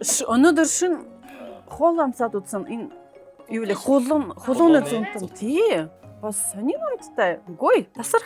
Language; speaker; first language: Mongolian; non-native, learner; Russian